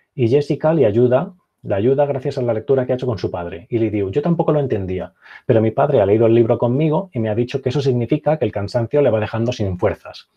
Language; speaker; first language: Spanish; non-native, local second language; Catalan